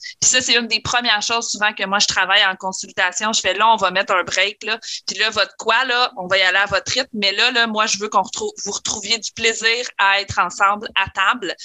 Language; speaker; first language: French; native; French